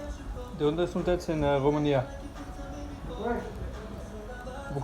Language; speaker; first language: Romanian; non-native, learner; Bulgarian